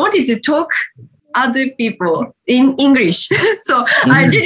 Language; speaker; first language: English; non-native, learner; Japanese